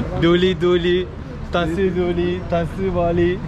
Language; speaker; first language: Russian; non-native, learner; Turkish